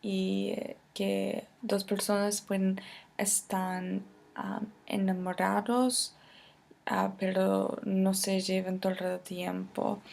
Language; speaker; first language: Spanish; non-native, fluent; English